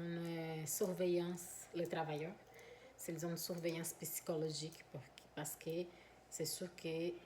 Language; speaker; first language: French; non-native, fluent; Portuguese